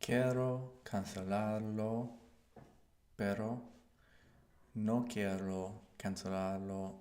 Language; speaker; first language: Spanish; non-native, learner; English